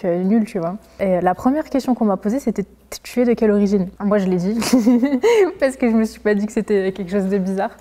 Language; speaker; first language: French; early bilingual, other home language; Arabic